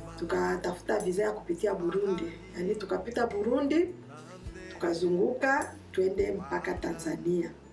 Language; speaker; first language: Swahili; native; Swahili